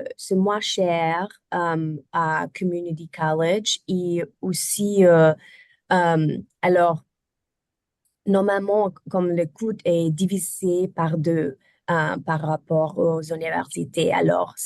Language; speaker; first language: French; non-native, learner; German